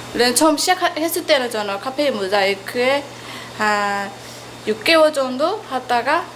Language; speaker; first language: Korean; non-native, learner; Burmese